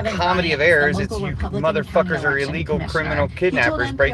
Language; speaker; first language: English; native; English